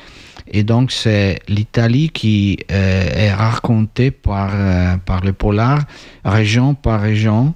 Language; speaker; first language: French; non-native, fluent; Italian